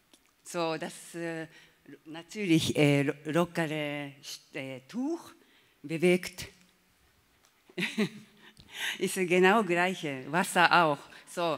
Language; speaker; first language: German; non-native, learner; Japanese